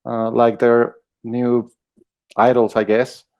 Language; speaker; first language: English; non-native, fluent; Spanish